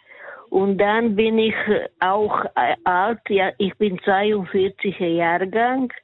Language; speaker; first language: German; non-native, learner; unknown